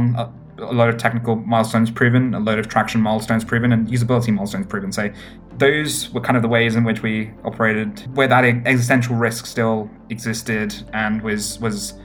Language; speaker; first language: English; native; English